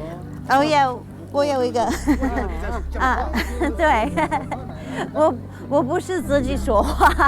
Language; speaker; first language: Chinese; non-native, learner; English